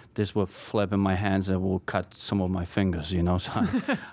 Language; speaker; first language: English; non-native, fluent; Polish